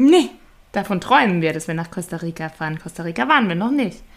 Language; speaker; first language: German; native; German